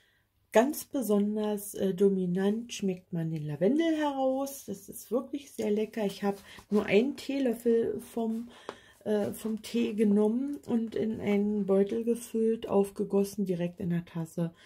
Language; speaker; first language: German; native; German